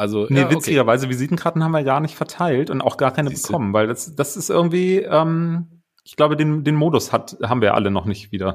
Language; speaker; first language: German; native; German